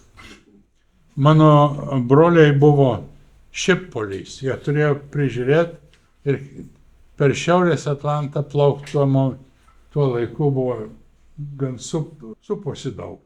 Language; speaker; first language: Lithuanian; native; Lithuanian